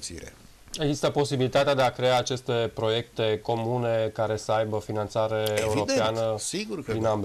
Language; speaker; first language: Romanian; native; Romanian